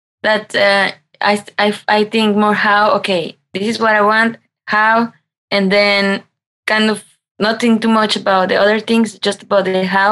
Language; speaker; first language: English; non-native, fluent; Spanish